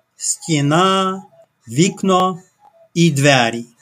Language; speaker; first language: Ukrainian; non-native, learner; English